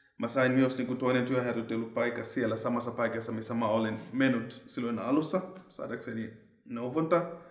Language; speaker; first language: Finnish; non-native, fluent; Shona